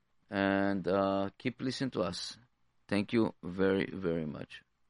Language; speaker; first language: English; non-native, fluent; Hebrew